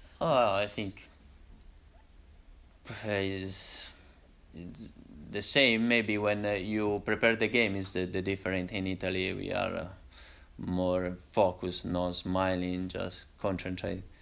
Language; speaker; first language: English; non-native, learner; Italian